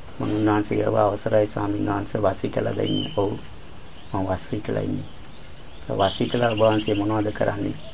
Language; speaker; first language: Sinhala; non-native, fluent; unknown